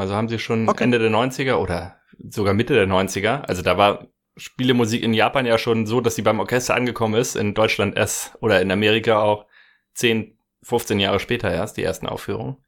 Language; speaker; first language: German; native; German